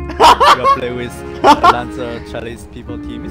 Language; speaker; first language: English; non-native, learner; Chinese